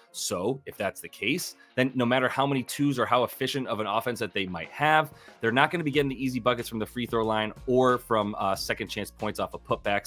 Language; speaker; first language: English; native; English